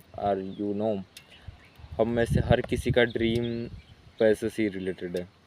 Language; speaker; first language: Hindi; non-native, local second language; Marathi